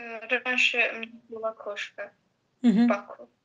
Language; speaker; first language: Russian; non-native, learner; Azerbaijani